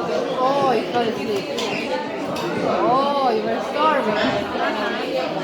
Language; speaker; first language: English; non-native, learner; Indonesian